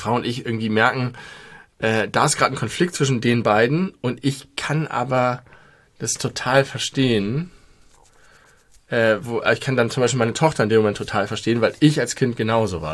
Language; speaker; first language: German; native; German